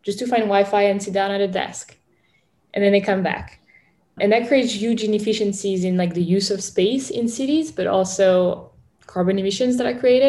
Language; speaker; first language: English; non-native, fluent; French